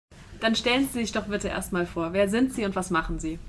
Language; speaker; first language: German; native; German